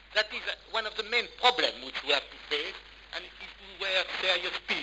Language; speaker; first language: English; non-native, fluent; French